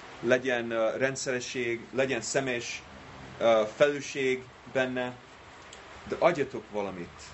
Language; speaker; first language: Hungarian; non-native, fluent; English